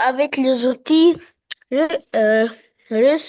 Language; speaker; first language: French; non-native, learner; Arabic